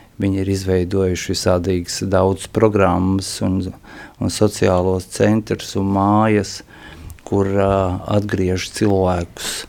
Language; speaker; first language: Latvian; non-native, local second language; Russian